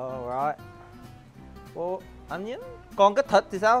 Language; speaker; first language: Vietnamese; early bilingual, heritage; English